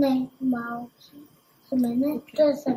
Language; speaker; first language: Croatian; early bilingual, heritage; Croatian